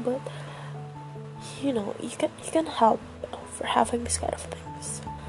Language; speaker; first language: English; non-native, fluent; Indonesian